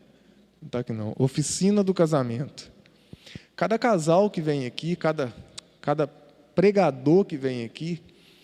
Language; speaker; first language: Portuguese; native; Portuguese